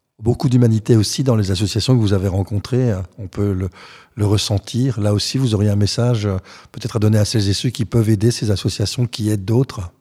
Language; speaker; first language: French; native; French